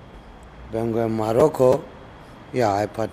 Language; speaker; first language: Spanish; non-native, learner; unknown